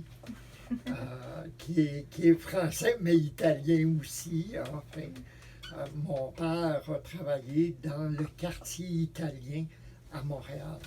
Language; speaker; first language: French; native; French